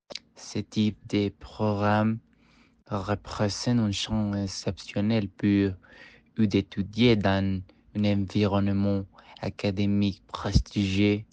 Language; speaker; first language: French; non-native, fluent; Spanish